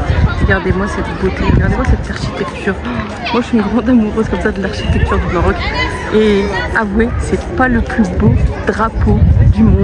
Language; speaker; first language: French; early bilingual, other home language; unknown